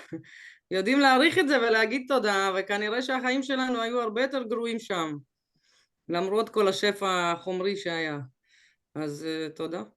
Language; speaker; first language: Hebrew; early bilingual, other home language; Russian